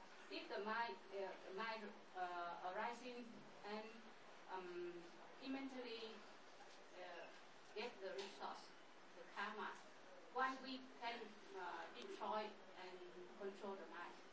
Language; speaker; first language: English; non-native, learner; Vietnamese